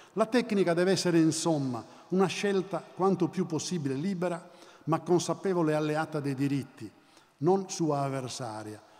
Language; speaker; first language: Italian; native; Italian